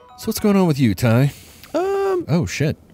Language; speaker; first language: English; native; English